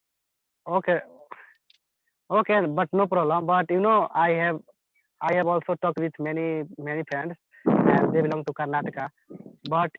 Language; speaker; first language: English; non-native, learner; Hindi